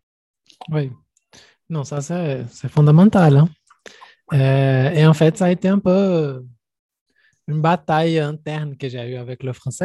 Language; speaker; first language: French; non-native, fluent; Portuguese